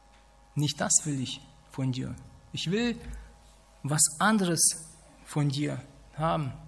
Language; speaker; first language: German; non-native, fluent; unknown